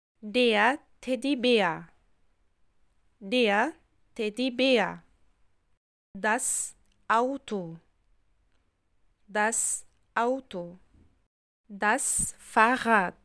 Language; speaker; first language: German; non-native, fluent; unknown